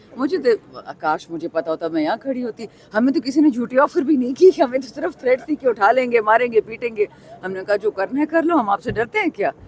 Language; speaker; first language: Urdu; non-native, local second language; Pashto